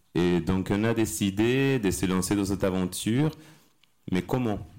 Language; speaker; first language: French; non-native, fluent; Spanish